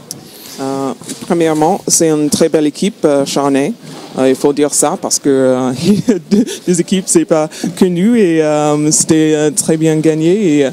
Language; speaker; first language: French; non-native, fluent; English